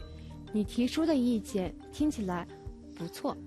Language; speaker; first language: Chinese; non-native, fluent; Mongolian